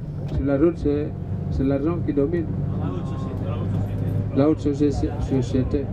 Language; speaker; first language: French; non-native, learner; Balinese